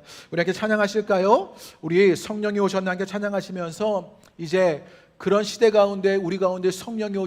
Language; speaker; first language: Korean; native; Korean